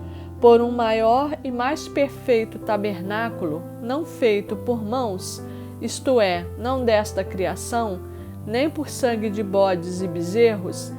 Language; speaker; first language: Portuguese; native; Portuguese